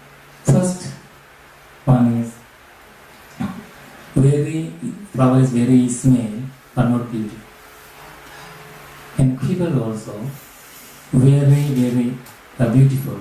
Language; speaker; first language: English; non-native, learner; Sinhala